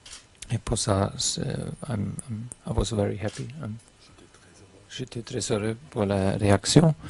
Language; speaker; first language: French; non-native, fluent; German